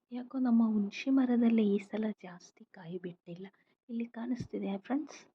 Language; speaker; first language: Kannada; non-native, local second language; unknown